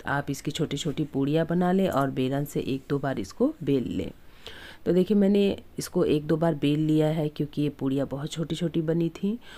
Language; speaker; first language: Hindi; native; Hindi